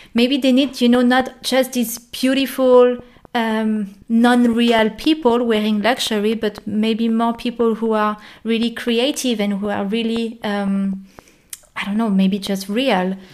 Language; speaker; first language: English; non-native, fluent; French